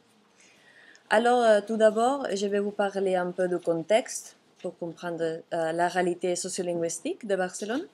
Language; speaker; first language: French; non-native, fluent; Catalan